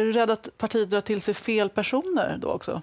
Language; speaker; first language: Swedish; native; Swedish